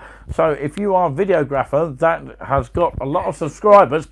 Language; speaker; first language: English; native; English